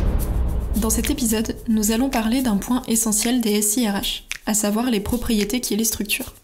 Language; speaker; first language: French; native; French